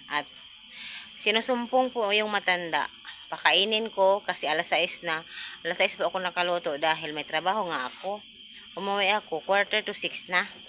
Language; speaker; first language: Filipino; non-native, local second language; Cebuano